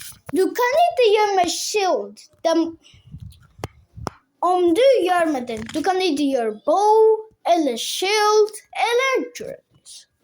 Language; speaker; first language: Swedish; non-native, local second language; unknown